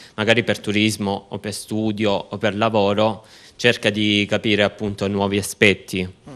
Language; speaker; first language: Italian; native; Italian